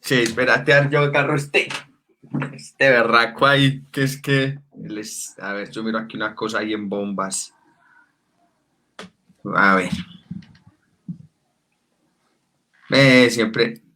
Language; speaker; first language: Spanish; native; Spanish